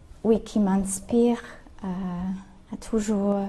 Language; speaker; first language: French; non-native, fluent; English